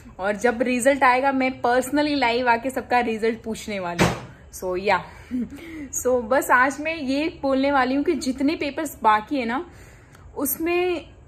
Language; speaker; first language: Hindi; non-native, local second language; Gujarati